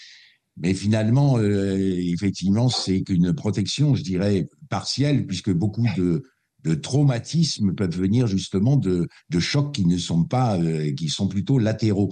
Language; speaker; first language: French; native; French